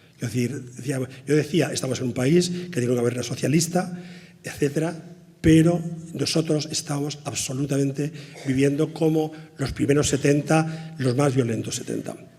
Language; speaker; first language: Spanish; native; Spanish